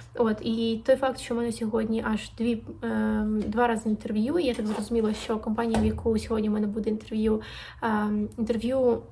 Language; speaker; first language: Ukrainian; native; Ukrainian